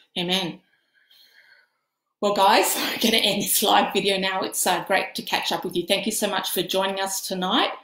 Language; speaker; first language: English; native; English